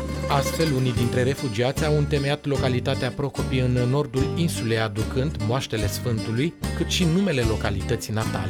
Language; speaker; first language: Romanian; native; Romanian